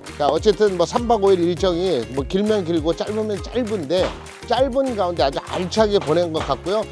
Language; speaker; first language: Korean; native; Korean